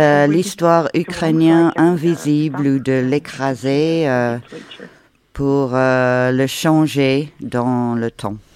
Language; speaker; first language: French; non-native, fluent; Ukrainian